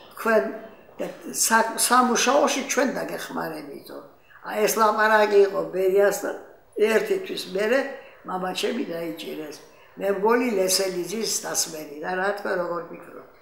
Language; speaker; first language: Georgian; native; Georgian